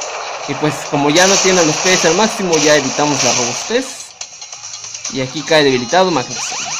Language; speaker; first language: Spanish; native; Spanish